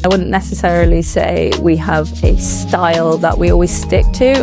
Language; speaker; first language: English; native; English